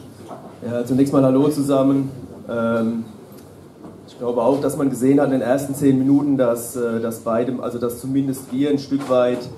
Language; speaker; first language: German; native; German